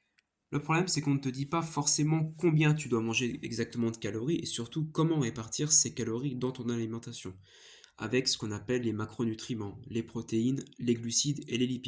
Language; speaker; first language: French; native; French